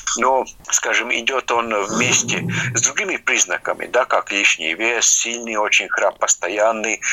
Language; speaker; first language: Russian; non-native, local second language; Latvian